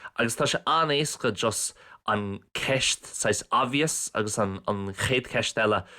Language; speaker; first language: Irish; non-native, local second language; English